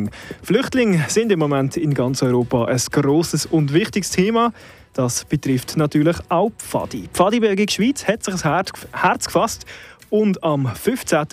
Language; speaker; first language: German; native; German